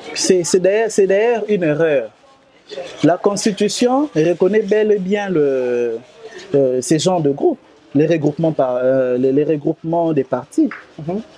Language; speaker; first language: French; non-native, local second language; Lingala